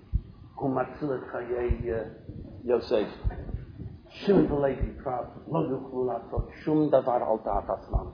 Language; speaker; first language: Hebrew; non-native, fluent; English